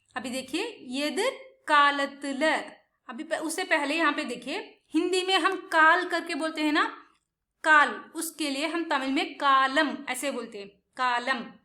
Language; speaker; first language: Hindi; non-native, local second language; Tamil